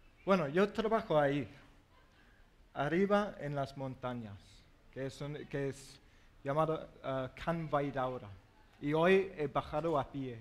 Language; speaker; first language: Spanish; non-native, learner; English